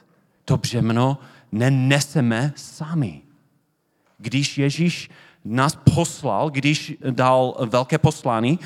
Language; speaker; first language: Czech; non-native, fluent; English